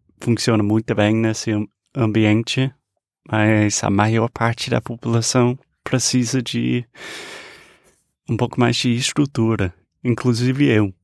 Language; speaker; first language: Portuguese; non-native, fluent; English